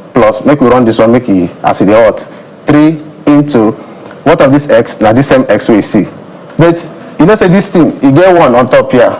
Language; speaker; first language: Nigerian Pidgin; native; Nigerian Pidgin